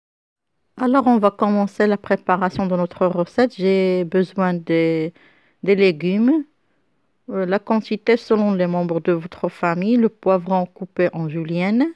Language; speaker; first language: French; non-native, local second language; Arabic